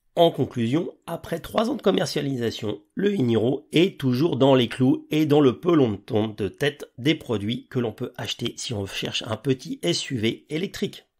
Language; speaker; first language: French; native; French